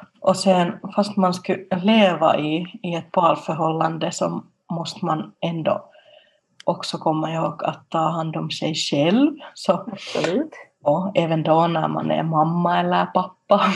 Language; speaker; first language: Swedish; non-native, local second language; Finnish